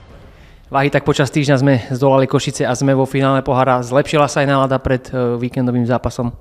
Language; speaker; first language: Slovak; native; Slovak